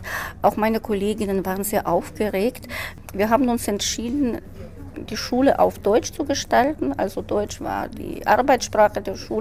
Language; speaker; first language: German; non-native, fluent; Russian